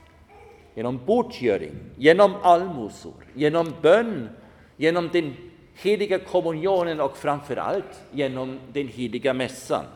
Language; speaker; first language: Swedish; non-native, fluent; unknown